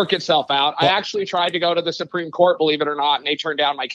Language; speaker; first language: English; native; English